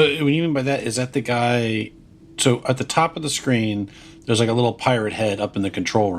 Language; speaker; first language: English; native; English